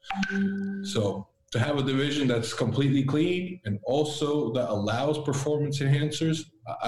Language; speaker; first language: English; early bilingual, other home language; Latvian